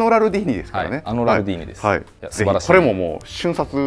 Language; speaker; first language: Japanese; native; Japanese